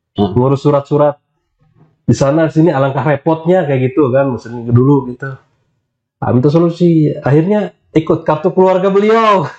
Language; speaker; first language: Indonesian; non-native, local second language; Sundanese